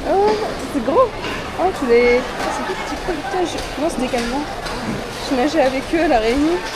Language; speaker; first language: French; native; French